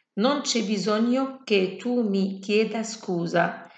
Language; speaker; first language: Italian; non-native, fluent; Arabic